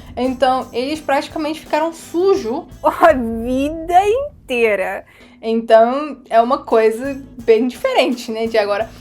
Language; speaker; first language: Portuguese; non-native, fluent; Russian